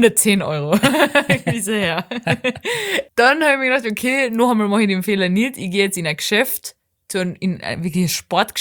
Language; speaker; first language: German; native; German